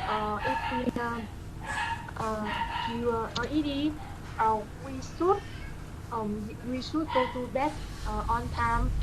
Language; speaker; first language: English; non-native, learner; Vietnamese